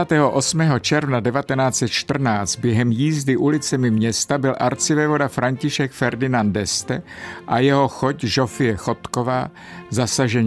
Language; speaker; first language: Czech; native; Czech